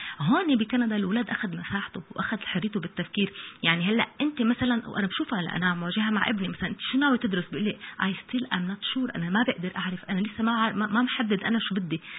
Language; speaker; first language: Arabic; native; Arabic